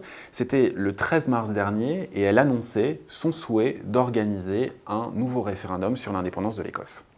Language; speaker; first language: French; native; French